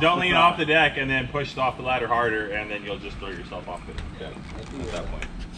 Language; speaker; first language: English; native; English